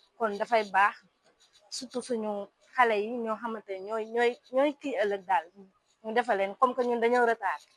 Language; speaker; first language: Wolof; non-native, local second language; Serer